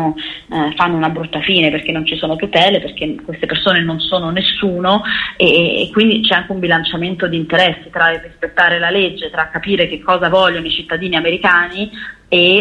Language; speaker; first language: Italian; native; Italian